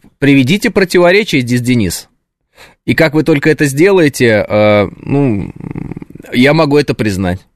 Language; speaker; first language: Russian; native; Russian